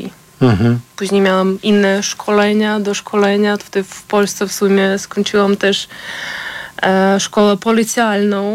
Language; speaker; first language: Polish; non-native, fluent; Ukrainian